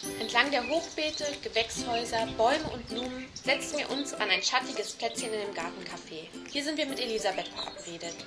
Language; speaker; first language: German; native; German